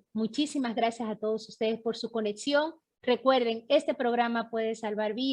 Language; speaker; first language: Spanish; native; Spanish